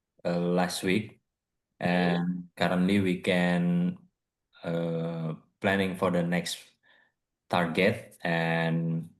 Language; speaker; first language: English; non-native, learner; Indonesian